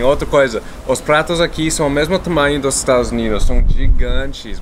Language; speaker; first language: Portuguese; non-native, fluent; English